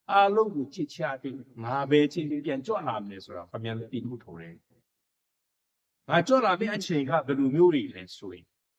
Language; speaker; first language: Burmese; non-native, local second language; Tedim Chin